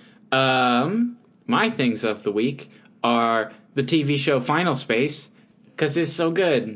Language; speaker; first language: English; native; English